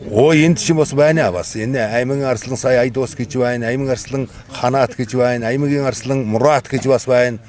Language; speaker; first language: Mongolian; non-native, local second language; Kazakh